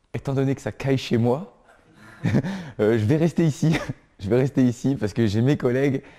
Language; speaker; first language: French; native; French